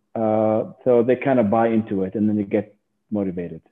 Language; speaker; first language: English; non-native, fluent; Arabic